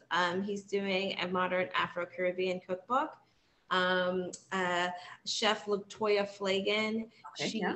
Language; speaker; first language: English; native; English